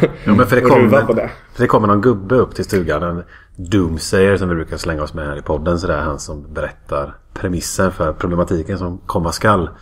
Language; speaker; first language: Swedish; native; Swedish